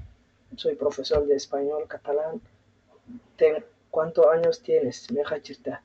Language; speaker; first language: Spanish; non-native, learner; Somali